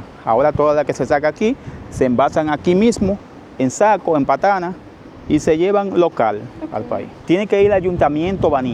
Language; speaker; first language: Spanish; native; Spanish